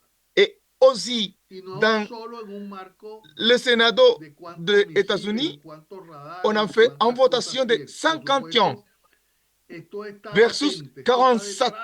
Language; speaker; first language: French; non-native, learner; Spanish